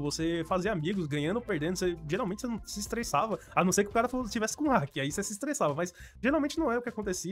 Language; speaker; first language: Portuguese; native; Portuguese